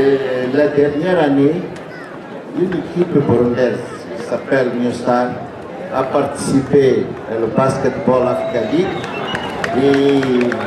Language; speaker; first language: French; non-native, learner; Portuguese